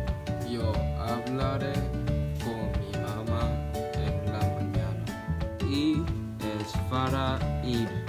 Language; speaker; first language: Spanish; non-native, learner; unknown